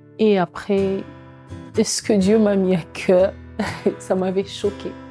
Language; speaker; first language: French; non-native, local second language; Lingala